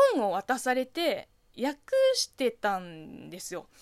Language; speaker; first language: Japanese; non-native, fluent; Chinese